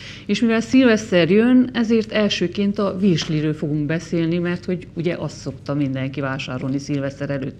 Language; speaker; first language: Hungarian; native; Hungarian